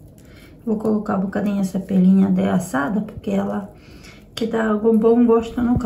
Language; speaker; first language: Portuguese; non-native, learner; Ukrainian